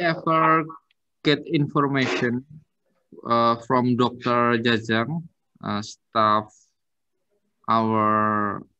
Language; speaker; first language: English; non-native, learner; Indonesian